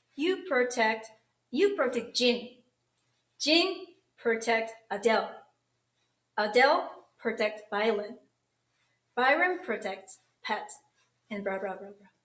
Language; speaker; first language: English; non-native, fluent; Japanese